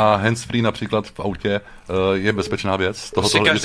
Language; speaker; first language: Czech; native; Czech